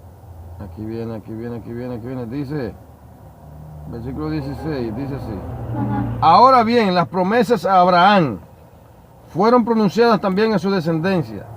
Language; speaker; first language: Spanish; native; Spanish